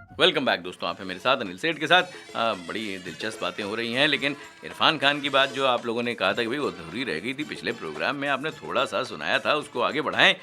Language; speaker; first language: Hindi; native; Hindi